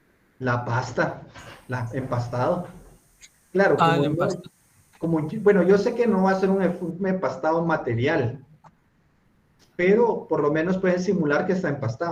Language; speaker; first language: Spanish; native; Spanish